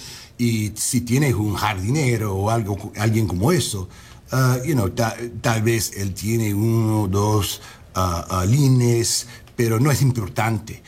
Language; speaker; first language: Spanish; non-native, learner; English